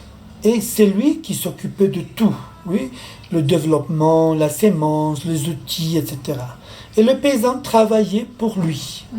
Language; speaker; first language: French; non-native, fluent; Spanish